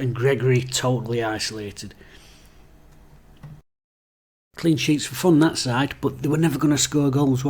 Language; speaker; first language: English; native; English